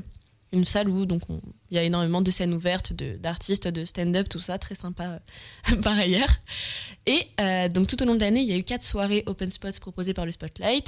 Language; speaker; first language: French; native; French